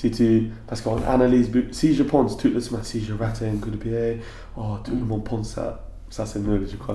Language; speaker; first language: French; non-native, learner; English